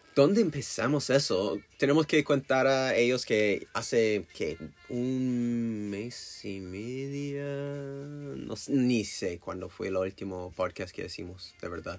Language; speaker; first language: Spanish; non-native, learner; English